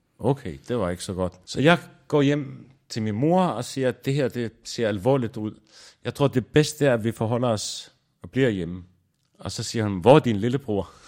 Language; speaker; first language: Danish; non-native, fluent; Arabic